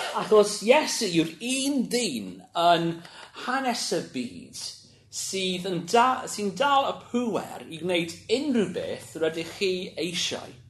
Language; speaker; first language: Welsh; non-native, local second language; English